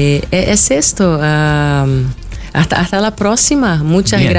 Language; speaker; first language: Spanish; non-native, fluent; Portuguese